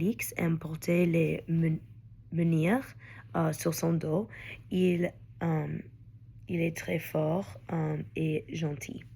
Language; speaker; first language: French; non-native, learner; English